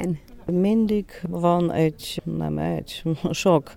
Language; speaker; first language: Hungarian; non-native, learner; Polish